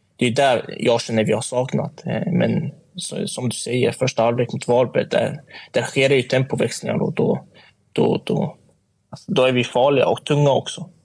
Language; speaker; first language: Swedish; native; Swedish